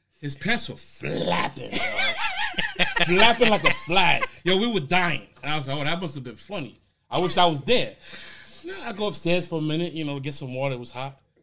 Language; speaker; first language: English; early bilingual, other home language; Spanish